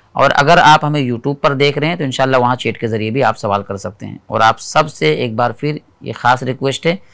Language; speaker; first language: Hindi; native; Hindi